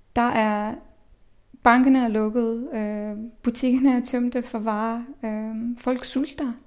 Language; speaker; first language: Danish; early bilingual, other home language; Persian